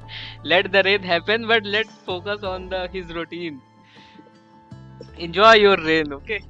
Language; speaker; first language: English; non-native, local second language; Hindi